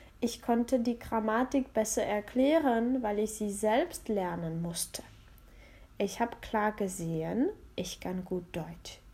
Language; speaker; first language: German; non-native, fluent; Czech